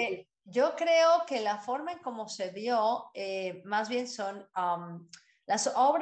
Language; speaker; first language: Portuguese; non-native, learner; Spanish